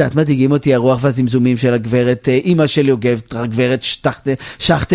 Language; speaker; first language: Hebrew; native; Hebrew